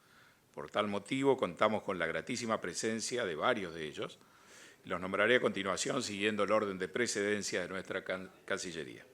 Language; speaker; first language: Spanish; native; Spanish